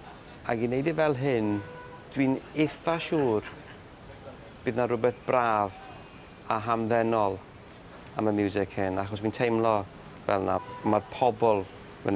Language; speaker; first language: Welsh; native; Welsh